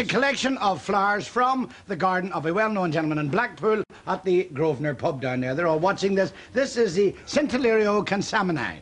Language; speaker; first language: English; native; English